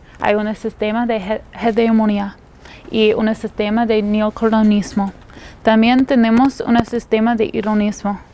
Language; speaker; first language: Spanish; non-native, learner; English